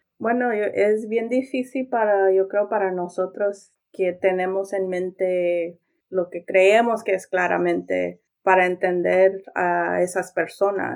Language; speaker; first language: Spanish; early bilingual, heritage; Spanish